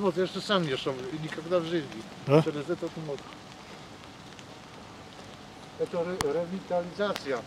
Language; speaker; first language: Russian; non-native, learner; Polish